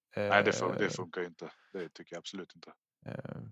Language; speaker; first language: Swedish; native; Swedish